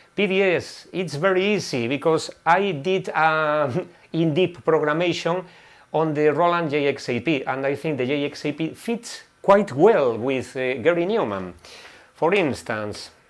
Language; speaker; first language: English; non-native, fluent; Spanish